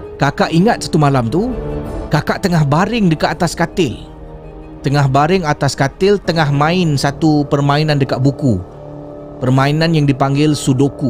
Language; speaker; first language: Malay; native; Malay